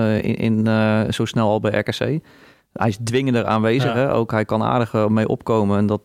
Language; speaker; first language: Dutch; native; Dutch